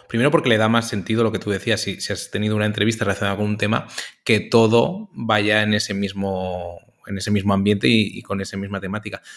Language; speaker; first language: Spanish; native; Spanish